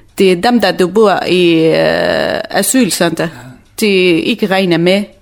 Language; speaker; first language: Danish; non-native, learner; Kurdish